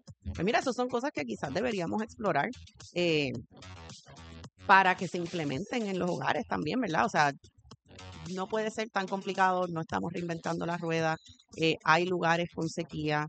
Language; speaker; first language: Spanish; native; Spanish